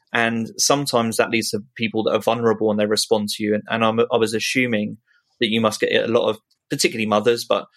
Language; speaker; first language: English; native; English